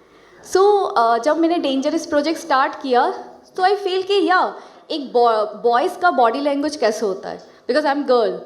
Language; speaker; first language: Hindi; non-native, local second language; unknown